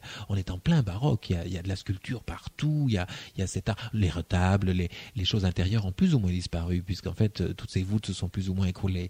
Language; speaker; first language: French; native; French